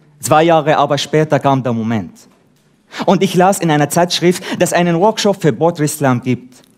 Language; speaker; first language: German; non-native, fluent; Arabic